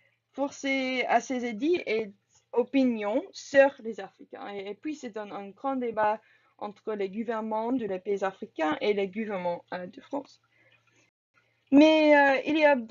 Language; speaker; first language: French; non-native, learner; English